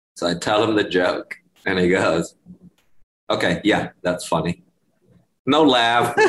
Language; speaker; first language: English; early bilingual, other home language; Spanish